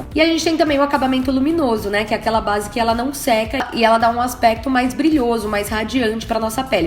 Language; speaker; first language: Portuguese; native; Portuguese